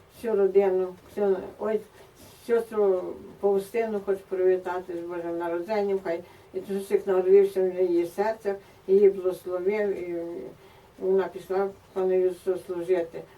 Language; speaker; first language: Ukrainian; native; Ukrainian